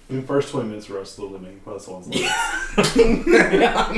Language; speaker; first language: English; native; English